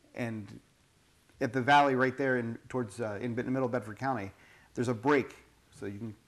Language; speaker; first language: English; native; English